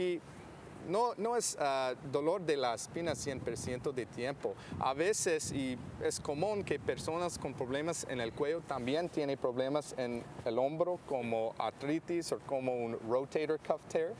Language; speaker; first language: Spanish; non-native, fluent; English